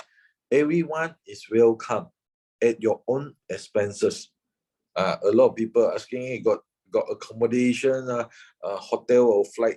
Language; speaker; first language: English; non-native, fluent; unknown